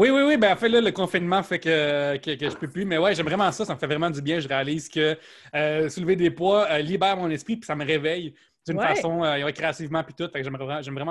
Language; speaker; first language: French; native; French